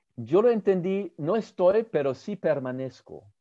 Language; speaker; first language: Spanish; early bilingual, other home language; German